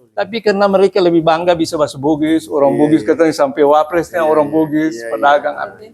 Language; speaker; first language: Indonesian; non-native, local second language; Buginese